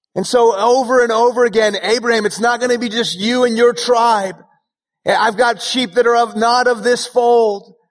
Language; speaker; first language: English; early bilingual, other home language; Persian